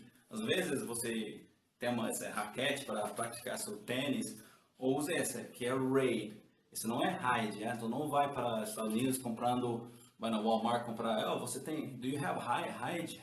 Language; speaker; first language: Portuguese; non-native, learner; English